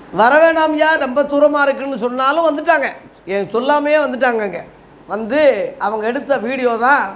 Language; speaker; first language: Tamil; native; Tamil